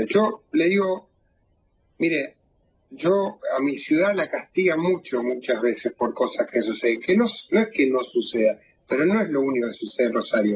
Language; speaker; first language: Spanish; native; Spanish